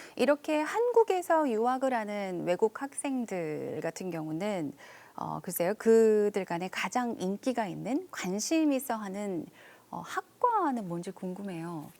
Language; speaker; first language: Korean; native; Korean